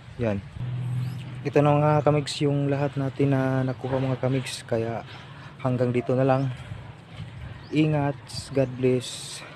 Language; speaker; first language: Filipino; non-native, local second language; Cebuano